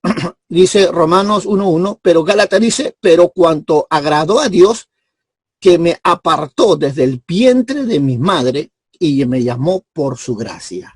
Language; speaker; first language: Spanish; native; Spanish